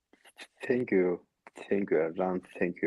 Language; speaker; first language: English; non-native, learner; Yakut